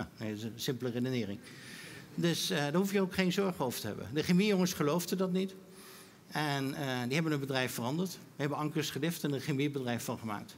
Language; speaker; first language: Dutch; native; Dutch